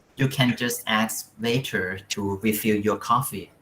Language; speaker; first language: English; non-native, fluent; Thai